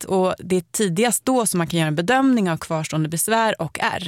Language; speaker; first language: Swedish; native; Swedish